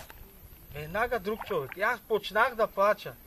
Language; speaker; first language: Bulgarian; non-native, local second language; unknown